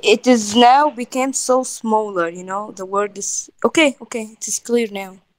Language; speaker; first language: English; non-native, fluent; Arabic